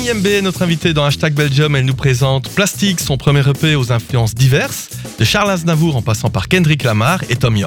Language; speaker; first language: French; native; French